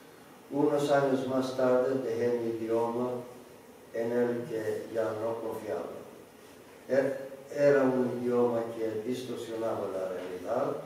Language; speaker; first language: Spanish; non-native, learner; Greek